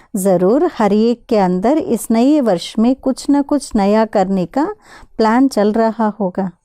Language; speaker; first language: Hindi; non-native, local second language; Telugu